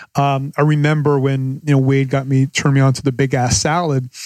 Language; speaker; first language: English; native; English